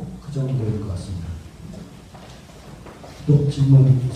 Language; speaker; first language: Korean; native; Korean